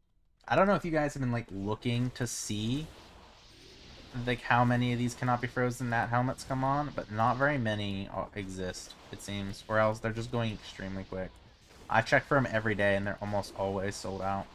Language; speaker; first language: English; native; English